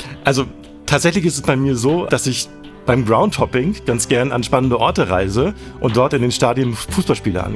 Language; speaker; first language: German; native; German